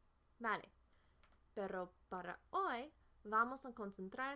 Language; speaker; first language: Spanish; non-native, fluent; English